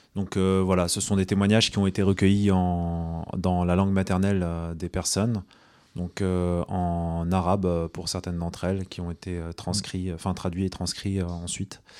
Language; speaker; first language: French; early bilingual, other home language; Arabic